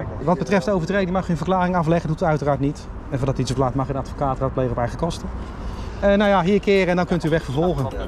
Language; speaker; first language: Dutch; native; Dutch